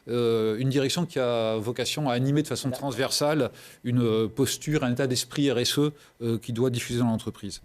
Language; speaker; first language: French; native; French